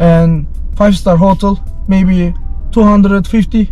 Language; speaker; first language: English; non-native, learner; Turkish